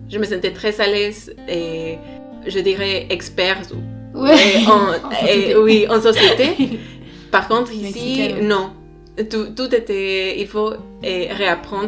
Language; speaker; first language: French; non-native, learner; Spanish